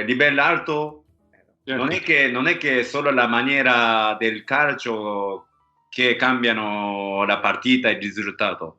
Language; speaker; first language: Italian; non-native, learner; Japanese